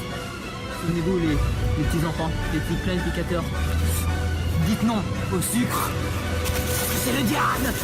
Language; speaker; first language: French; non-native, learner; English